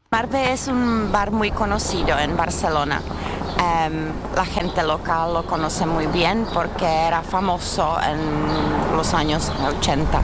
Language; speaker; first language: Spanish; non-native, fluent; Czech